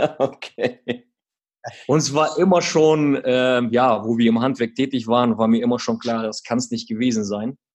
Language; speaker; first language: German; early bilingual, other home language; Russian